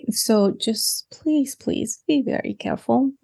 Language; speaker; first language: English; non-native, fluent; Spanish